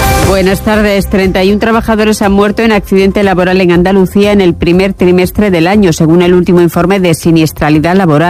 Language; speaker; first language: Spanish; native; Spanish